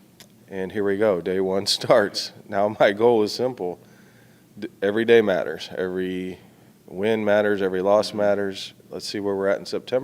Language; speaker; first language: English; native; English